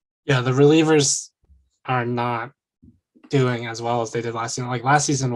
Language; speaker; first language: English; native; English